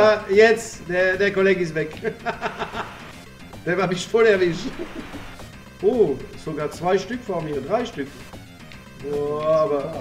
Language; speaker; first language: German; non-native, learner; French